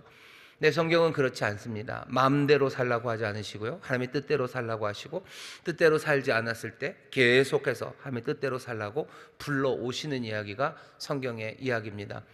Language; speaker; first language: Korean; native; Korean